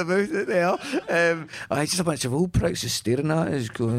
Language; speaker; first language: English; native; English